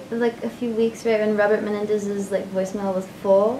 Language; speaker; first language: English; native; English